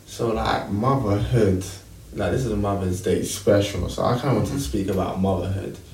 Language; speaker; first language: English; early bilingual, other home language; Krio